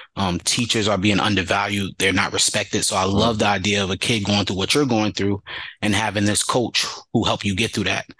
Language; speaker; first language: English; native; English